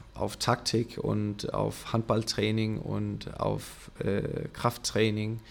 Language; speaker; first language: German; non-native, fluent; Danish